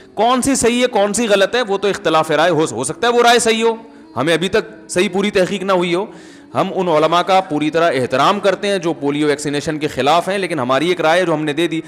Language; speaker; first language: Urdu; native; Urdu